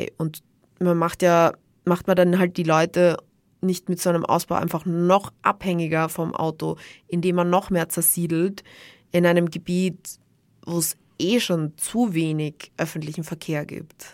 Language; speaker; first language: German; native; German